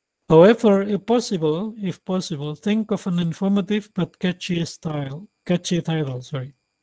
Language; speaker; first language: English; non-native, fluent; Indonesian